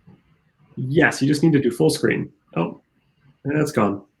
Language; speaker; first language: English; native; English